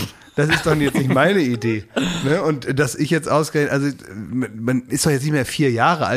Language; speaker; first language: German; native; German